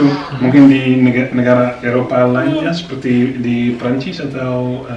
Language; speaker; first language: Indonesian; non-native, fluent; Dutch